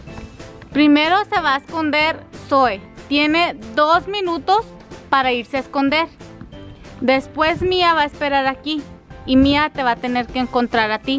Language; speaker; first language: Spanish; native; Spanish